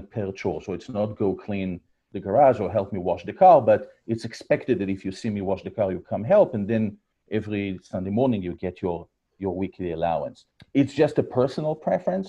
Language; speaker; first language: English; non-native, fluent; Hebrew